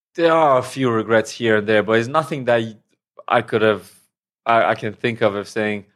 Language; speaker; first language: English; non-native, fluent; Romanian